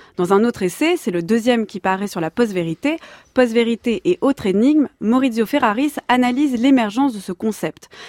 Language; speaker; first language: French; native; French